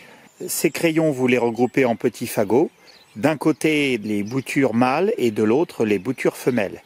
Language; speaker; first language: French; native; French